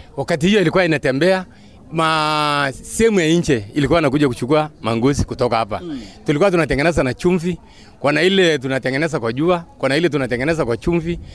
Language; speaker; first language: Swahili; non-native, local second language; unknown